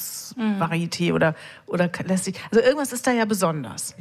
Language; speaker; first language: German; native; German